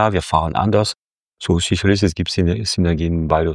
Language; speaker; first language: German; non-native, fluent; French